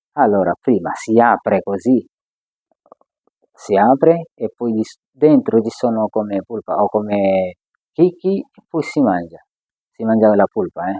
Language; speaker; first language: Italian; non-native, fluent; Swahili